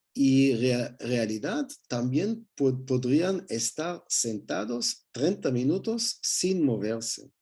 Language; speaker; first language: Spanish; non-native, learner; Hebrew